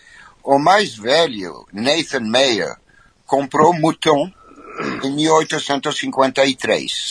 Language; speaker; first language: Portuguese; non-native, fluent; French